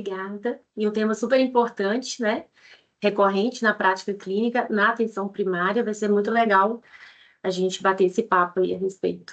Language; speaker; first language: Portuguese; native; Portuguese